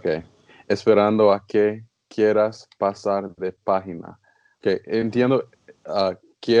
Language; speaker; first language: Spanish; non-native, learner; English